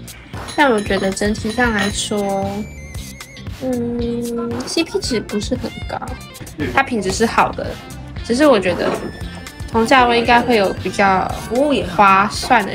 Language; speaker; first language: Chinese; native; Chinese